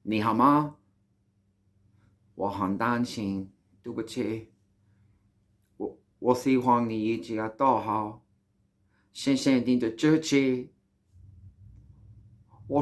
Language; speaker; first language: Chinese; non-native, learner; English